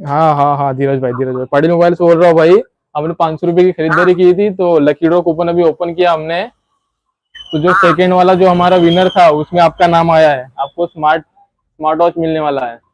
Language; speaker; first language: Hindi; non-native, local second language; Marathi